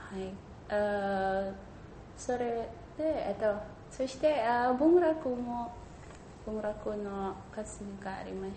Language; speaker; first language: Japanese; non-native, learner; Indonesian